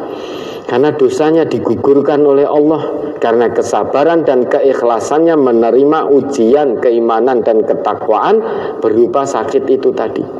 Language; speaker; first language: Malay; non-native, local second language; Javanese